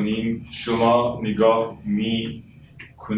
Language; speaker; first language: Persian; non-native, learner; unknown